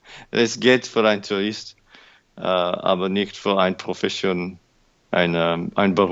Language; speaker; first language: German; non-native, learner; English